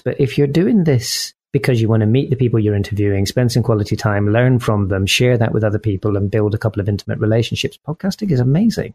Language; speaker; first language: English; native; English